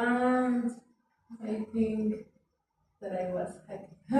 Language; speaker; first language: English; non-native, learner; Spanish